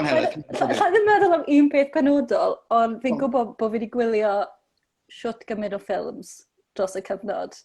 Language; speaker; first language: Welsh; native; Welsh